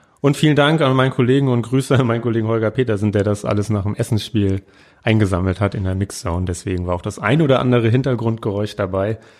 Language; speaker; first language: German; native; German